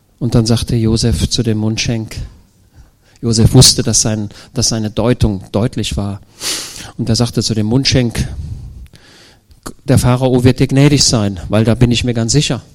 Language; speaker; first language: German; native; German